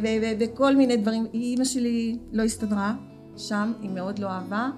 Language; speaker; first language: Hebrew; early bilingual, other home language; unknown